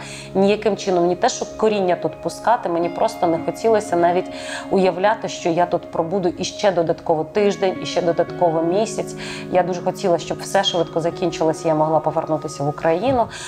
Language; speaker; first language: Ukrainian; native; Ukrainian